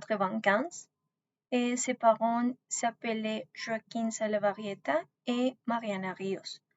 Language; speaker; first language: French; non-native, learner; Spanish